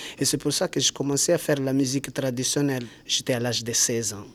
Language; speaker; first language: French; non-native, local second language; Malagasy